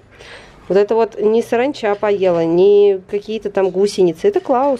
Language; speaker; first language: Russian; native; Russian